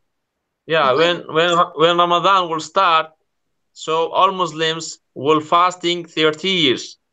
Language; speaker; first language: English; non-native, learner; Kurdish